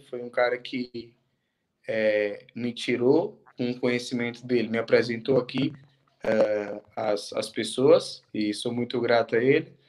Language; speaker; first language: Portuguese; native; Portuguese